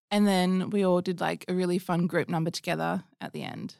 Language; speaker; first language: English; native; English